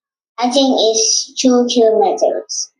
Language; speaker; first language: English; non-native, learner; Vietnamese